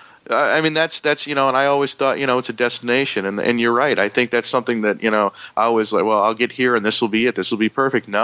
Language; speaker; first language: English; native; English